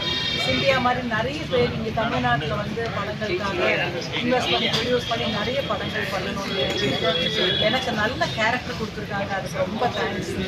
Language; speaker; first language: Tamil; non-native, fluent; English